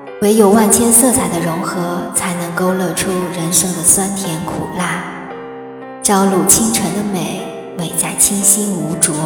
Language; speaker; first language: Chinese; native; Chinese